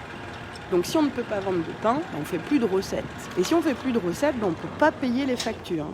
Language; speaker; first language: French; native; French